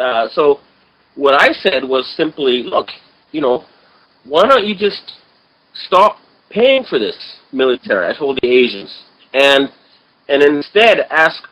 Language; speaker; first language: English; native; English